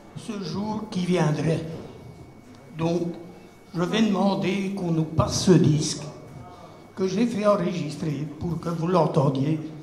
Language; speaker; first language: French; native; French